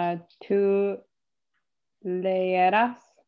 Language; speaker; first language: Spanish; non-native, learner; English